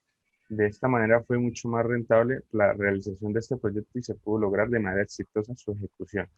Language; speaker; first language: Spanish; native; Spanish